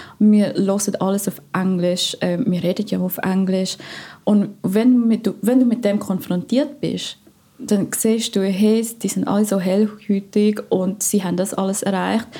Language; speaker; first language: German; non-native, fluent; Filipino